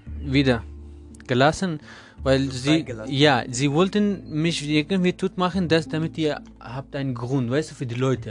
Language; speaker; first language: German; non-native, learner; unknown